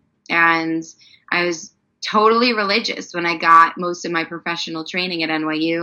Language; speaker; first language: English; native; English